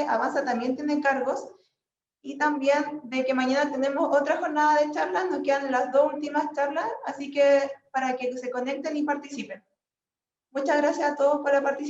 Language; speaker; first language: Spanish; native; Spanish